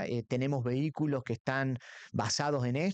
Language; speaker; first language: Spanish; native; Spanish